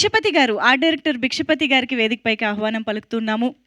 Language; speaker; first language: Telugu; native; Telugu